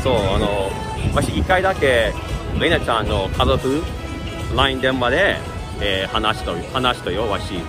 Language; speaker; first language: Japanese; non-native, fluent; English